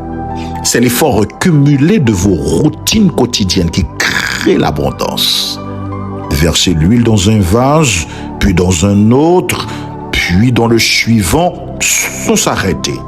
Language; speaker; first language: French; non-native, local second language; Haitian Creole